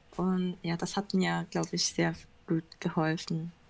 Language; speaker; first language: German; early bilingual, other home language; Japanese